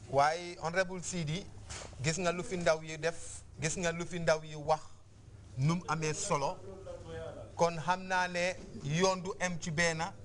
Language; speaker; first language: Wolof; non-native, local second language; Fula